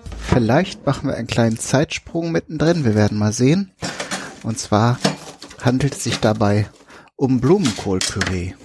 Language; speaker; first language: German; native; German